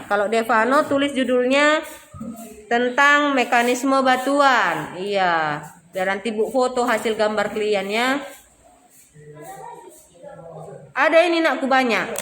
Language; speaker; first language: Indonesian; native; Indonesian